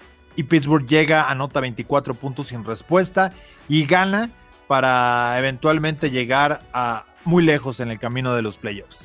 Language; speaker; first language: Spanish; native; Spanish